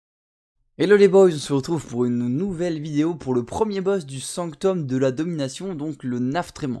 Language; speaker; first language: French; native; French